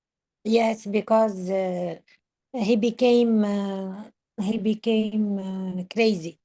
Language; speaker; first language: English; non-native, learner; Arabic